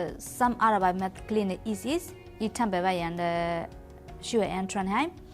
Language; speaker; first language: Norwegian; non-native, learner; Burmese